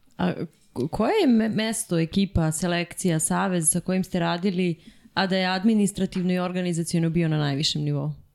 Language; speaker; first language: Serbian; native; Serbian